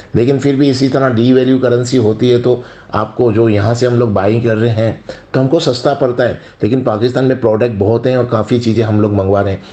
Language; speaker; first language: Urdu; non-native, local second language; Sindhi